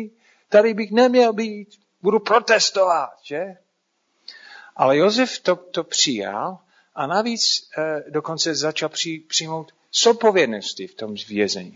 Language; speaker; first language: Czech; non-native, fluent; English